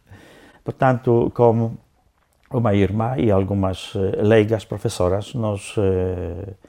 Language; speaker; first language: Portuguese; non-native, fluent; Polish